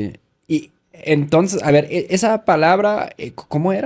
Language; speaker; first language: Spanish; native; Spanish